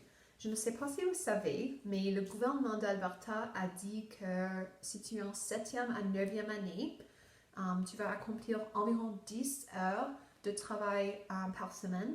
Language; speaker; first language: French; non-native, local second language; English